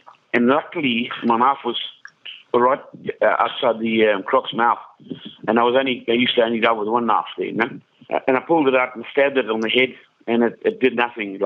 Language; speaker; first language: English; native; English